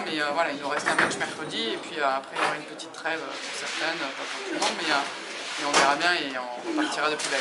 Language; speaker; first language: French; native; French